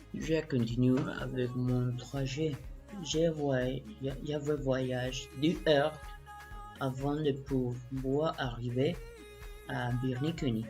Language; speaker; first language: French; non-native, learner; Spanish